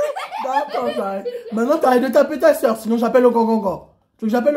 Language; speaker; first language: French; native; French